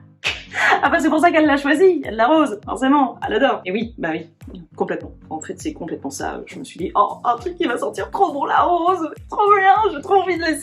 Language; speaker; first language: French; native; French